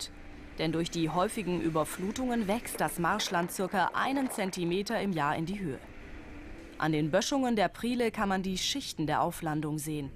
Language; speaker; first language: German; native; German